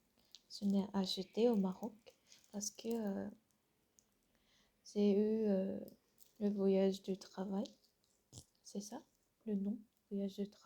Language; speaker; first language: French; non-native, learner; Korean